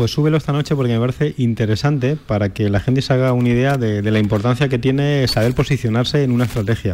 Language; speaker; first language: Spanish; native; Spanish